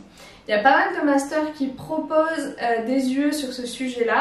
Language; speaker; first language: French; native; French